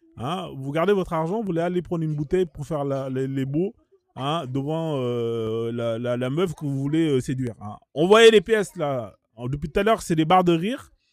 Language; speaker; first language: French; native; French